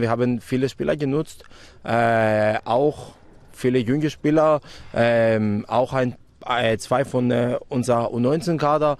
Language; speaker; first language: German; non-native, fluent; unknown